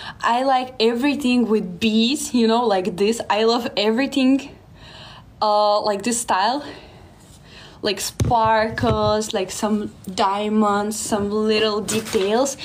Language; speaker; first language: English; non-native, fluent; Russian